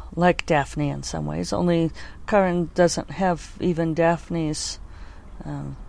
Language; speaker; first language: English; native; English